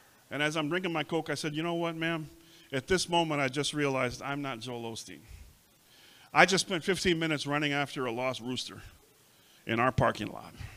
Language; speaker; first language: English; native; English